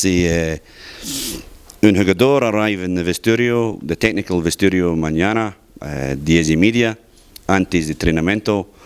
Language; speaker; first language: Spanish; non-native, learner; English